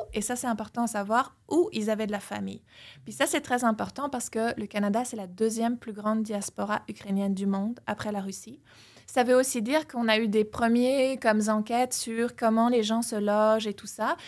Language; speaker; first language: French; native; French